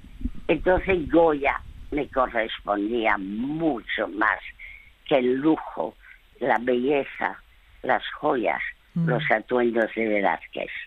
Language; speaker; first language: Spanish; early bilingual, other home language; French